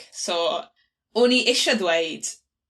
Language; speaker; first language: Welsh; non-native, local second language; English